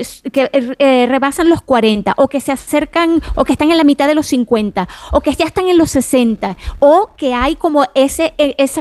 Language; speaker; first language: Spanish; native; Spanish